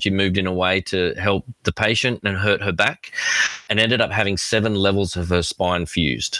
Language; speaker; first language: English; native; English